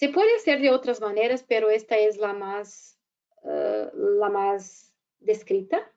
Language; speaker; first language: Spanish; non-native, fluent; Portuguese